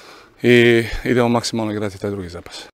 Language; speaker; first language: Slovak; non-native, learner; Croatian